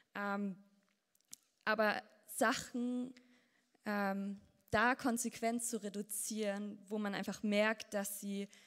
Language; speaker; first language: German; native; German